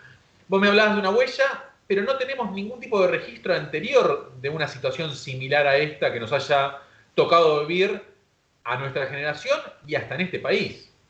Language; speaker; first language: Spanish; native; Spanish